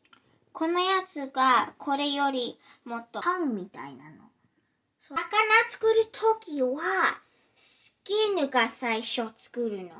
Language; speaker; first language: Japanese; early bilingual, heritage; Japanese